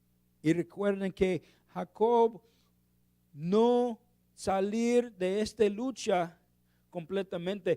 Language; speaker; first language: Spanish; non-native, learner; English